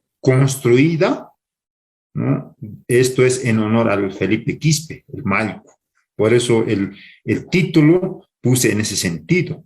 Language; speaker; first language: Spanish; non-native, local second language; Aymara